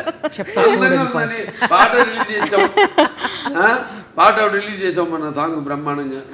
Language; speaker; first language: Telugu; native; Telugu